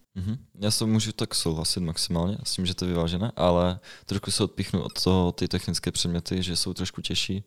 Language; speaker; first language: Czech; native; Czech